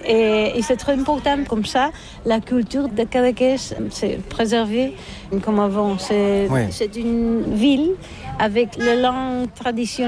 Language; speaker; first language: French; non-native, learner; Catalan